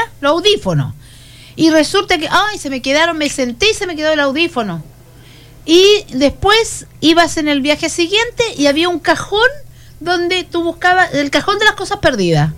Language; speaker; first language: Spanish; native; Spanish